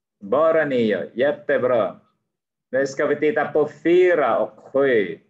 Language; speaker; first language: Swedish; non-native, fluent; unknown